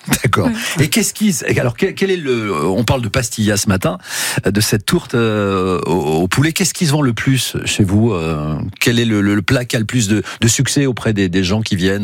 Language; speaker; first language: French; native; French